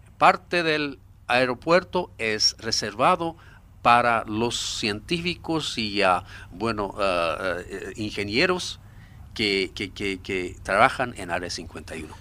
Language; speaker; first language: Spanish; non-native, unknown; Japanese